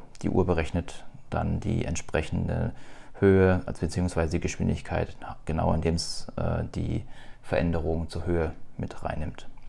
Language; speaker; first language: German; native; German